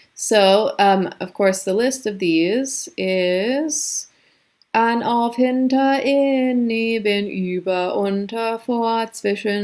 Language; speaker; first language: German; non-native, fluent; English